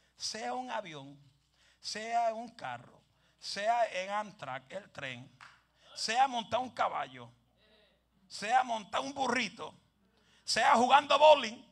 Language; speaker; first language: Spanish; early bilingual, heritage; Spanish